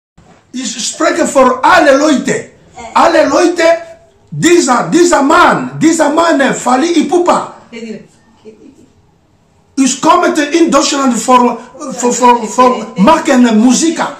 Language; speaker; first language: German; non-native, learner; Lingala